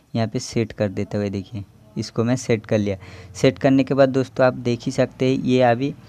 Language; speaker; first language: Hindi; non-native, local second language; Bangla